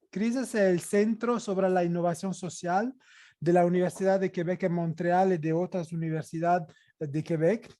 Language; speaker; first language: Spanish; non-native, fluent; Italian